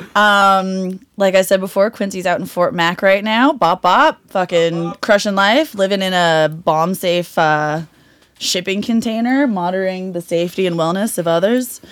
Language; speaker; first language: English; native; English